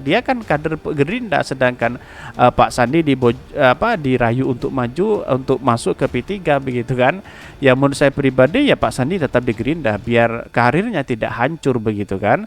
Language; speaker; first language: Indonesian; native; Indonesian